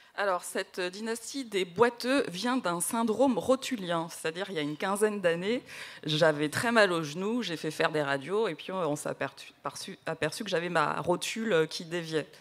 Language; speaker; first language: French; native; French